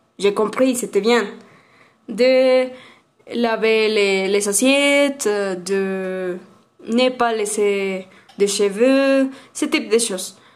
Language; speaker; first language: French; non-native, learner; Spanish